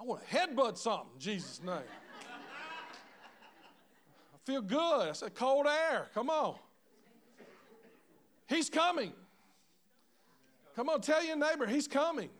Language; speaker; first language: English; native; English